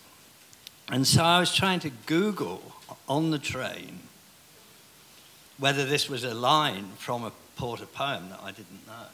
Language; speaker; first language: English; native; English